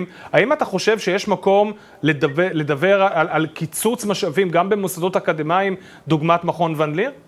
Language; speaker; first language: Hebrew; native; Hebrew